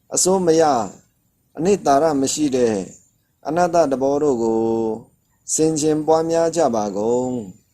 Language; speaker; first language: Burmese; non-native, local second language; Shan